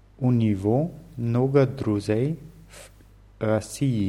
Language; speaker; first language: Russian; non-native, learner; German